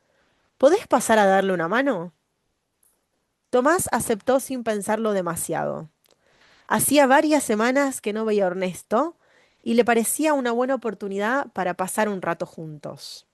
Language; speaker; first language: Spanish; native; Spanish